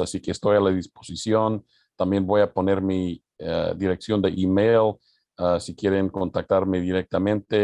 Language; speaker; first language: Spanish; early bilingual, other home language; English